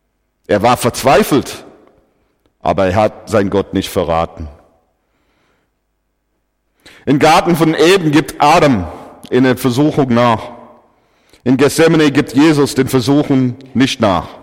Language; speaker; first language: German; non-native, fluent; English